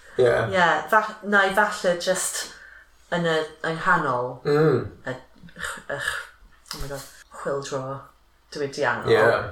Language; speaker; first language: Welsh; non-native, local second language; English